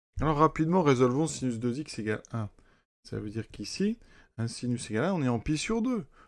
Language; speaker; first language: French; native; French